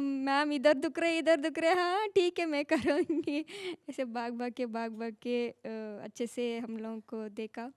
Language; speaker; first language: Hindi; non-native, local second language; Kannada